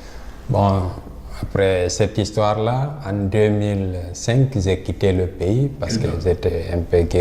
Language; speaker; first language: French; non-native, local second language; Fula